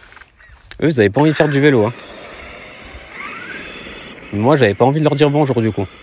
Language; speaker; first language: French; native; French